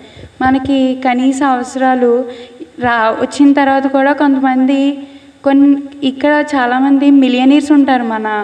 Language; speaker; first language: Telugu; native; Telugu